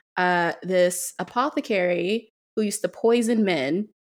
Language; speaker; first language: English; native; English